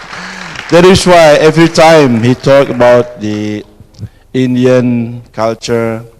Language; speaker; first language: English; non-native, fluent; Indonesian